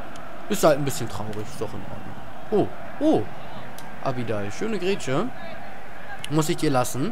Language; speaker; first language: German; native; German